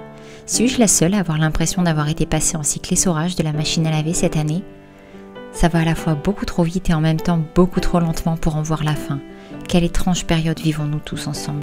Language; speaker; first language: French; native; French